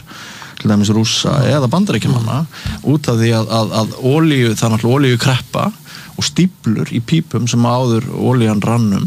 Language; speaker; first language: Icelandic; native; Icelandic